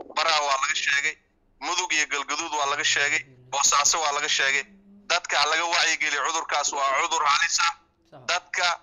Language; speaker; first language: Somali; non-native, local second language; Swahili